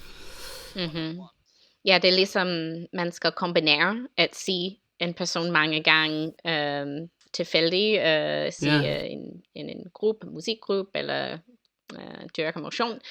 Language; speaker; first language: Danish; non-native, learner; English